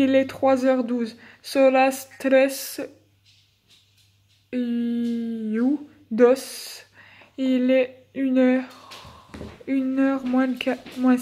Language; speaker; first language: French; native; French